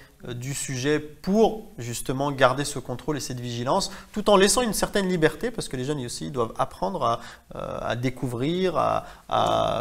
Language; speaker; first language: French; native; French